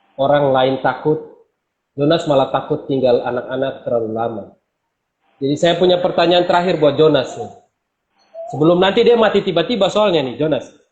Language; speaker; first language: Indonesian; native; Indonesian